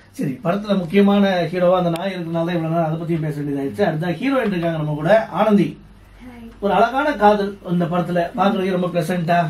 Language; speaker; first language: Tamil; native; Tamil